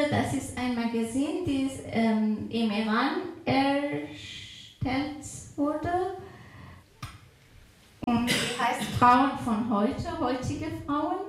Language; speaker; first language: German; non-native, fluent; Persian